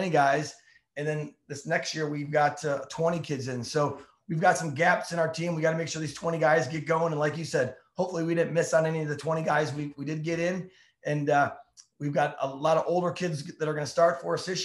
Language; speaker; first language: English; native; English